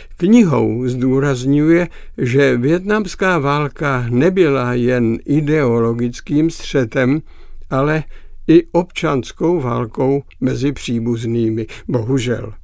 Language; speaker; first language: Czech; native; Czech